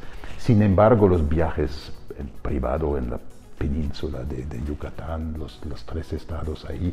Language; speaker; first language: Spanish; non-native, fluent; German